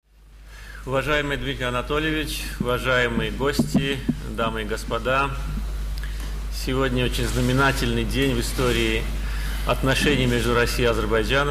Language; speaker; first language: Russian; non-native, fluent; Azerbaijani